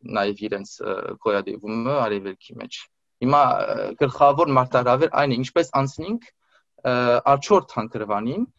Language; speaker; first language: Armenian; early bilingual, heritage; Armenian